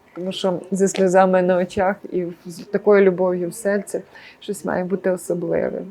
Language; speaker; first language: Ukrainian; native; Ukrainian